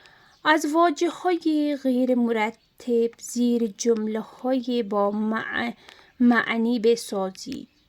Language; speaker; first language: Persian; non-native, learner; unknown